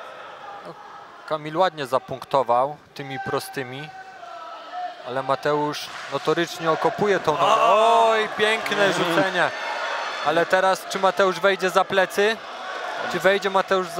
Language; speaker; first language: Polish; native; Polish